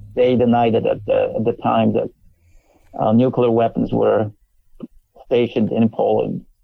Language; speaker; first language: English; non-native, fluent; Polish